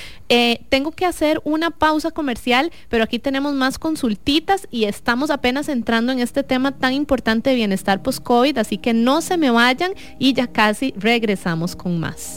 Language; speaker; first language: Spanish; native; Spanish